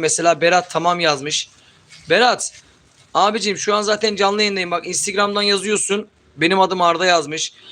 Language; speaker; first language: Turkish; native; Turkish